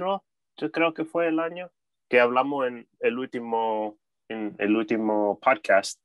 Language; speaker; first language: Spanish; early bilingual, heritage; Spanish